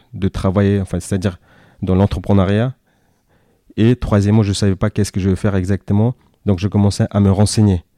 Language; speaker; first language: French; non-native, fluent; Kyrgyz